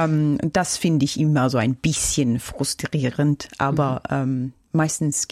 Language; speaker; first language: German; non-native, fluent; Norwegian